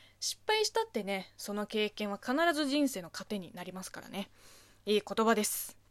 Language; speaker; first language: Japanese; non-native, fluent; Chinese